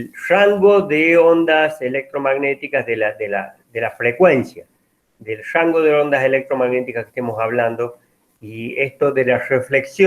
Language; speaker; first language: Spanish; native; Spanish